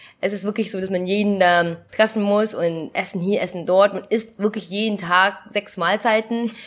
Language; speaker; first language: German; early bilingual, other home language; Vietnamese